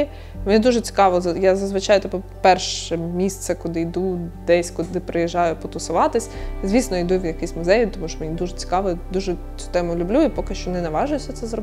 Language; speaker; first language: Ukrainian; native; Ukrainian